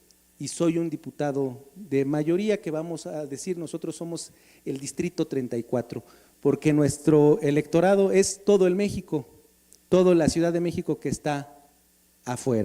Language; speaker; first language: Spanish; native; Spanish